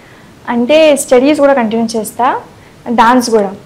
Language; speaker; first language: Telugu; non-native, local second language; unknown